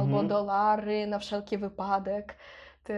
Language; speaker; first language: Polish; non-native, learner; Russian